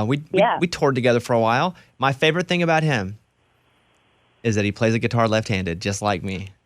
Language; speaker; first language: English; native; English